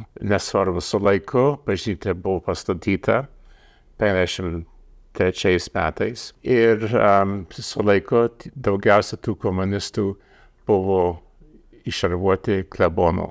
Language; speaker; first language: Lithuanian; early bilingual, heritage; Lithuanian